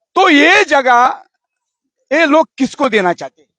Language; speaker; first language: Hindi; non-native, local second language; Marathi